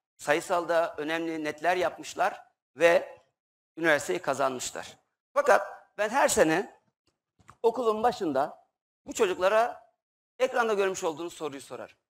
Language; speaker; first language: Turkish; native; Turkish